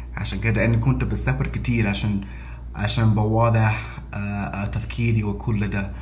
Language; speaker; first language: Egyptian Arabic; non-native, fluent; English